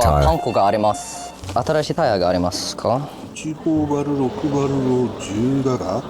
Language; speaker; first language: Japanese; non-native, learner; English